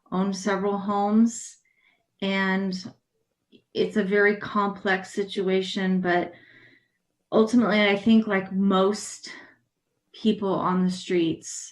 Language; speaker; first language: English; native; English